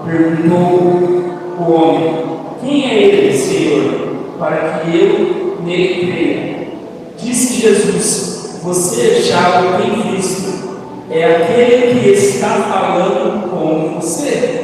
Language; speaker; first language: Portuguese; native; Portuguese